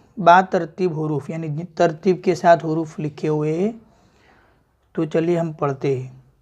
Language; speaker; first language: Hindi; native; Hindi